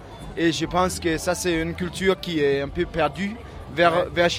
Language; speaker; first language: French; non-native, learner; Danish